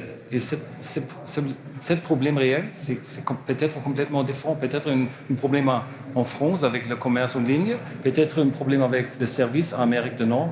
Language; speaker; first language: French; non-native, learner; German